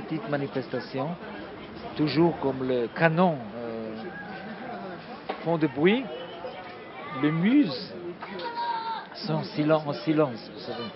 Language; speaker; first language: French; non-native, fluent; Hebrew